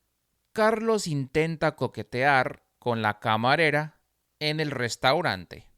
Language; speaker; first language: Spanish; non-native, fluent; English